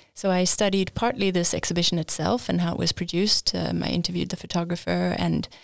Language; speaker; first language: English; native; English